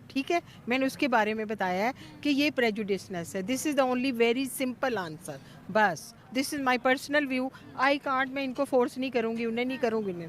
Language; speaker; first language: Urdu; native; Urdu